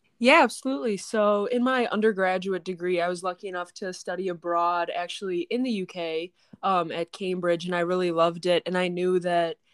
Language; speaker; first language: English; native; English